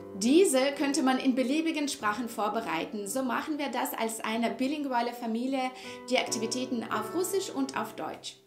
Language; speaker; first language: German; non-native, fluent; Russian